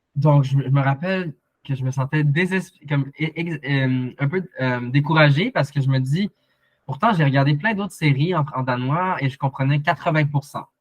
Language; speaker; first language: French; native; French